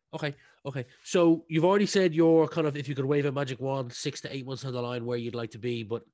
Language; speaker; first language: English; native; English